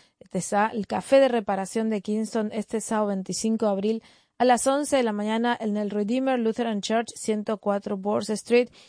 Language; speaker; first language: Spanish; native; Spanish